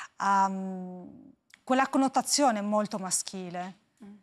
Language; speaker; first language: Italian; native; Italian